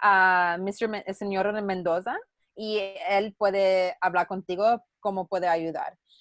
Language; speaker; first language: Spanish; non-native, learner; English